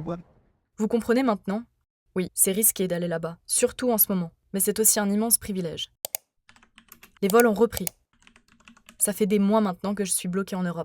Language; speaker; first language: French; native; French